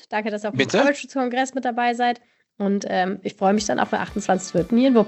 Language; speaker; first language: German; native; German